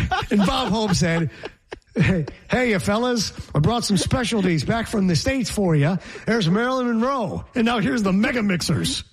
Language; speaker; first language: English; native; English